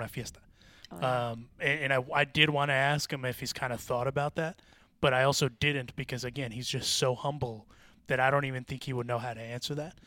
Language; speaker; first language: English; early bilingual, other home language; Spanish